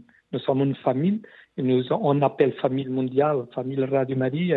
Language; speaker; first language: French; non-native, learner; Portuguese